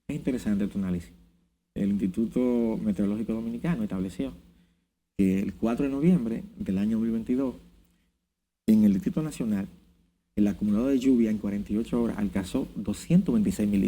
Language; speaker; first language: Spanish; native; Spanish